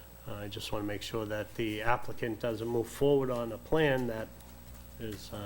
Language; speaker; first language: English; native; English